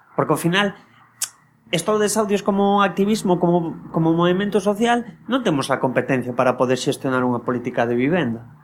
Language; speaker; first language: Galician; non-native, local second language; Spanish